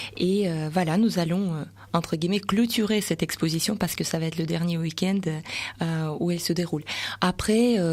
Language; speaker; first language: French; non-native, fluent; Russian